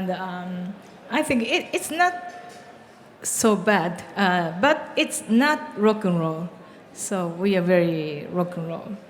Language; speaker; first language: English; non-native, learner; Japanese